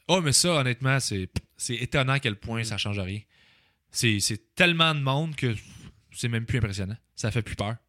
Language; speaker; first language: French; native; French